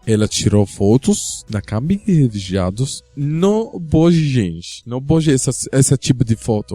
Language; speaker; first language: Portuguese; non-native, learner; Arabic